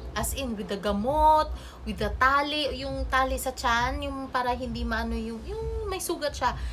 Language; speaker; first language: Filipino; non-native, local second language; Cebuano